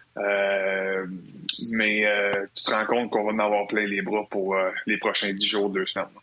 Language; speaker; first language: French; native; French